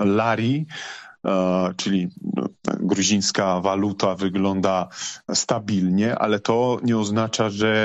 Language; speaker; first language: Polish; non-native, fluent; Georgian